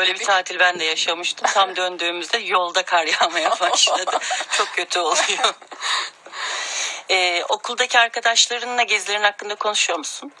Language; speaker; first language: Turkish; native; Turkish